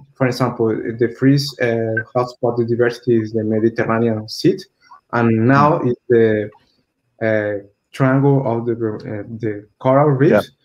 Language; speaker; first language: English; non-native, learner; Portuguese